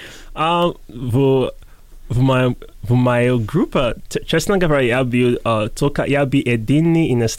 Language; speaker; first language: Russian; non-native, learner; English